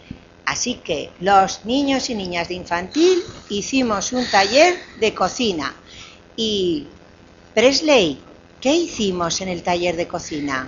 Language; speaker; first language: Spanish; native; Spanish